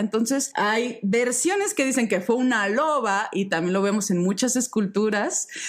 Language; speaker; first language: Spanish; native; Spanish